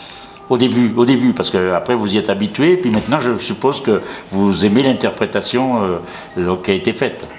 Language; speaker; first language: French; native; French